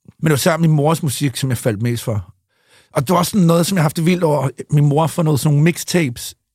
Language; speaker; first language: Danish; early bilingual, other home language; English